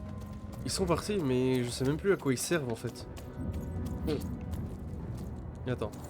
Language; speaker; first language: French; native; French